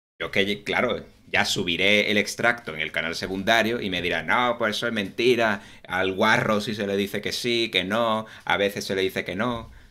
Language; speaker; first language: Spanish; native; Spanish